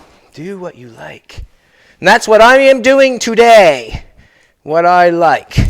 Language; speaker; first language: English; native; English